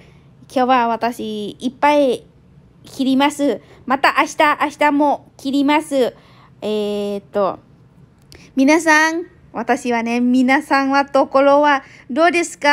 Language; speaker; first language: Japanese; non-native, learner; Thai